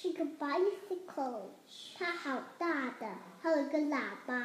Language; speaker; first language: Chinese; early bilingual, heritage; Chinese